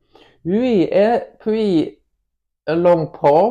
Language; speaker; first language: French; non-native, learner; Swedish